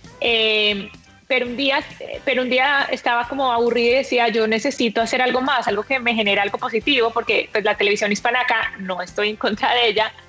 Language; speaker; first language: Spanish; native; Spanish